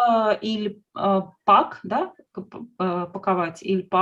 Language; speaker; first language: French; non-native, learner; Russian